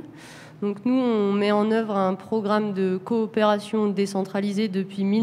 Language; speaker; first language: French; native; French